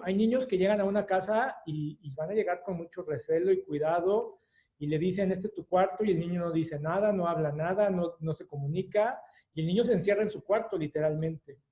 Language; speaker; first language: Spanish; native; Spanish